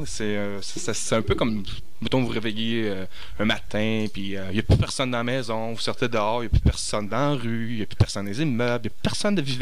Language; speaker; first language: French; native; French